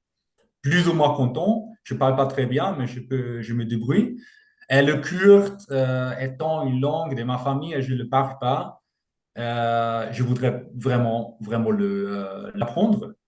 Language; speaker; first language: French; non-native, fluent; German